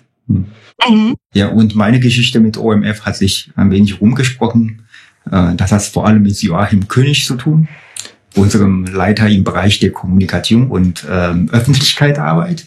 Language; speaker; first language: German; non-native, fluent; Chinese